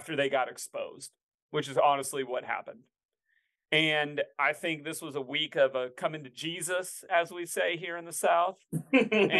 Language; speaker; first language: English; native; English